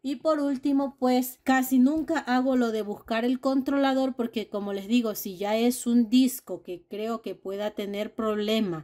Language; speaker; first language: Spanish; native; Spanish